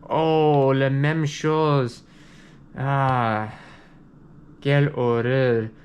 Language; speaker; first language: French; non-native, learner; English